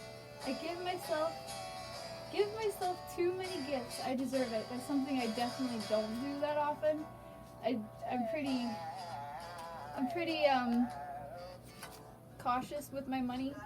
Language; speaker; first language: English; native; English